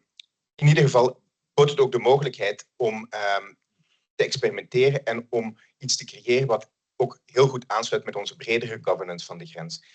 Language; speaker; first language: Dutch; native; Dutch